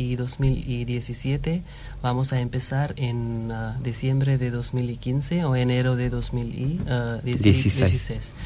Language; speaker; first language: Spanish; non-native, fluent; Hindi